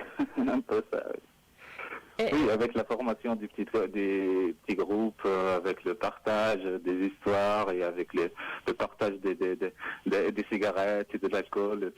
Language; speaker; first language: French; non-native, local second language; Arabic